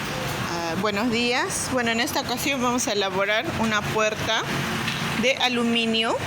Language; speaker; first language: Spanish; native; Spanish